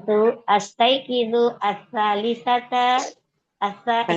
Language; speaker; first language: Arabic; non-native, learner; Indonesian